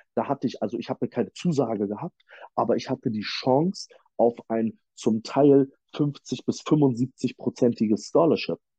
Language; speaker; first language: German; native; German